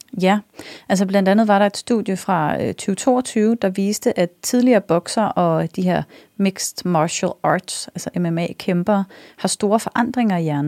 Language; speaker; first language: Danish; native; Danish